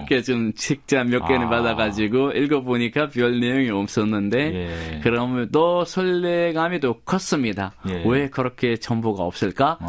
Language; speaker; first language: Korean; non-native, fluent; Arabic